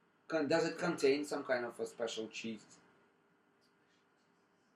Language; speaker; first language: English; non-native, fluent; Russian